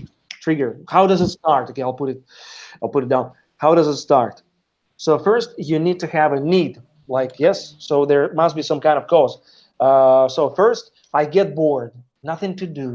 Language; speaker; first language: English; non-native, fluent; Russian